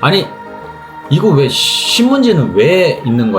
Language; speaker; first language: Korean; native; Korean